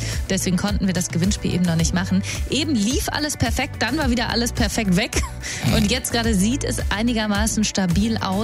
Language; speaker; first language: German; native; German